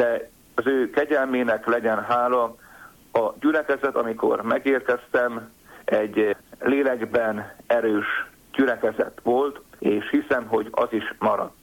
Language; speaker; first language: Hungarian; native; Hungarian